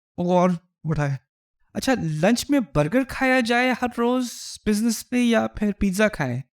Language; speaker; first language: Urdu; early bilingual, heritage; Urdu